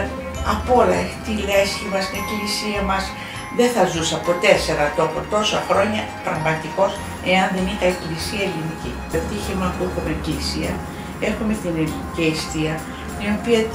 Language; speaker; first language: Greek; early bilingual, heritage; Greek